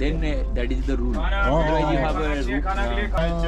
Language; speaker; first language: English; non-native, local second language; Odia